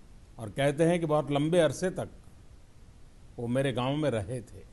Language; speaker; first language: Hindi; non-native, local second language; Gujarati